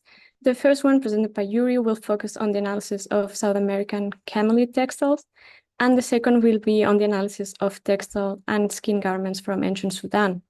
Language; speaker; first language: English; non-native, fluent; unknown